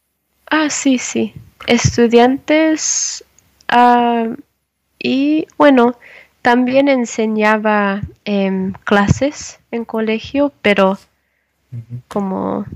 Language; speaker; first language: Spanish; non-native, learner; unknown